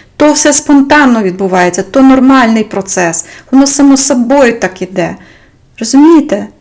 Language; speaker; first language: Ukrainian; non-native, local second language; Russian